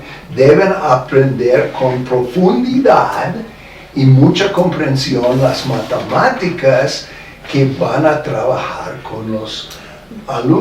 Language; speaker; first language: Spanish; non-native, fluent; English